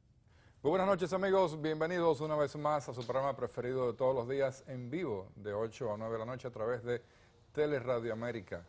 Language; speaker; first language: Spanish; native; Spanish